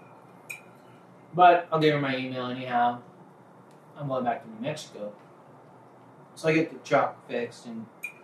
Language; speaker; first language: English; native; English